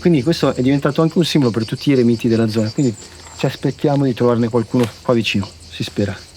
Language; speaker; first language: Italian; native; Italian